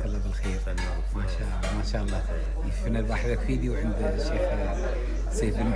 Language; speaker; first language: Arabic; native; Arabic